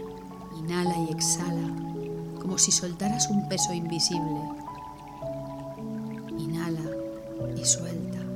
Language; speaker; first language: Spanish; native; Spanish